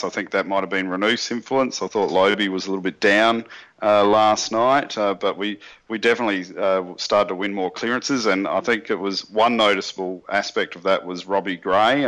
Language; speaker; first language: English; native; English